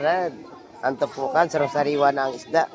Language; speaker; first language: Filipino; native; Filipino